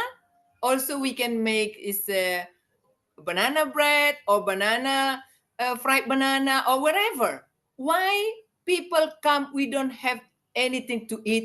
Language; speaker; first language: English; non-native, learner; Indonesian